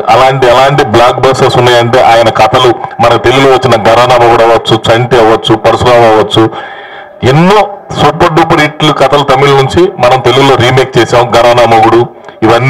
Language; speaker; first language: Telugu; native; Telugu